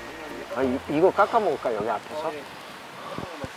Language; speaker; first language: Korean; native; Korean